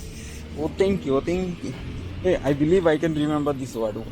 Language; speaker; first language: English; non-native, learner; Bangla